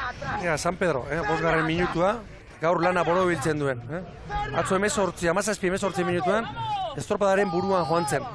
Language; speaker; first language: Basque; native; Basque